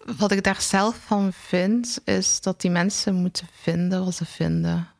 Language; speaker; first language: Dutch; early bilingual, other home language; Arabic